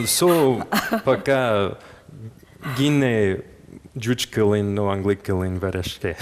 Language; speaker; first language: Russian; non-native, fluent; English